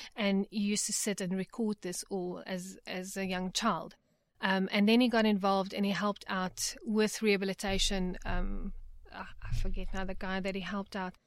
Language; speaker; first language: English; native; English